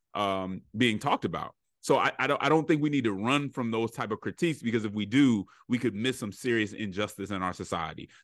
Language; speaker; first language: English; native; English